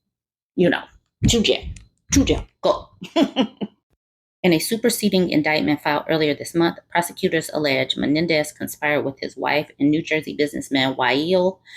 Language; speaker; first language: English; native; English